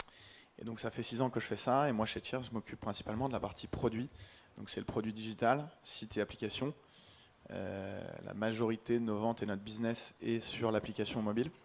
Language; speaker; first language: French; native; French